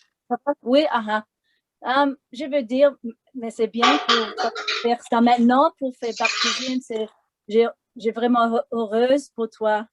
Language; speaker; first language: French; non-native, learner; English